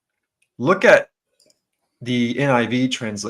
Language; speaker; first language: English; native; English